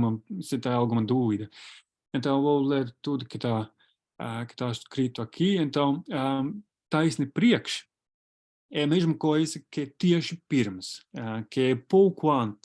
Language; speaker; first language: Portuguese; non-native, fluent; Latvian